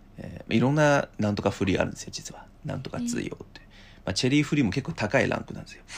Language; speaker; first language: Japanese; non-native, fluent; Chinese